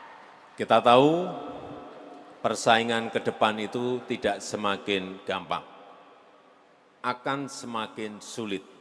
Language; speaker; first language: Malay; non-native, local second language; Javanese